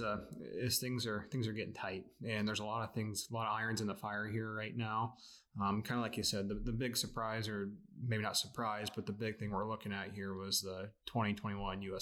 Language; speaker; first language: English; native; English